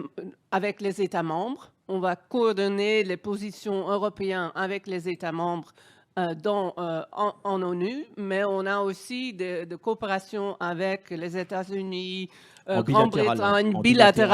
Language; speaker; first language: French; non-native, fluent; Dutch